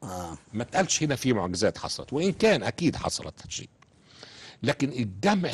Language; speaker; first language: Arabic; native; Arabic